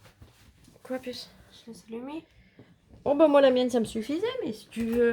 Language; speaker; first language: French; native; French